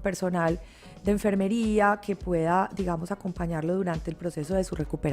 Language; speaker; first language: Spanish; native; Spanish